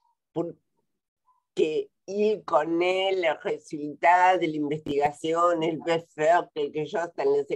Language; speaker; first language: French; non-native, fluent; Spanish